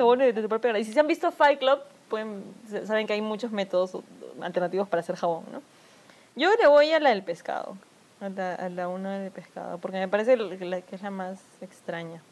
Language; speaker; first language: Spanish; native; Spanish